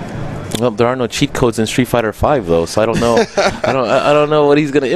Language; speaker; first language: English; native; English